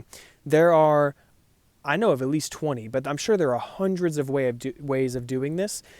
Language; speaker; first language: English; native; English